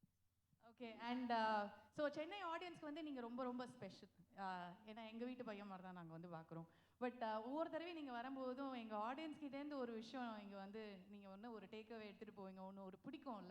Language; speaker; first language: Tamil; native; Tamil